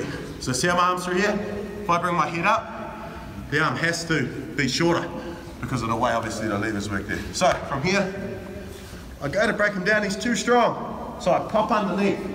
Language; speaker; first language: English; native; English